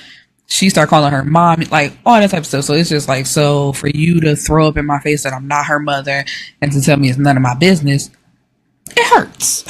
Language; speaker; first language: English; native; English